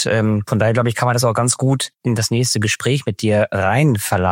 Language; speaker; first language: German; native; German